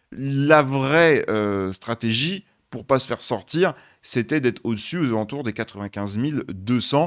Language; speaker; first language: French; native; French